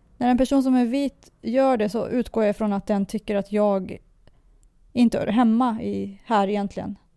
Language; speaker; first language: Swedish; early bilingual, other home language; Persian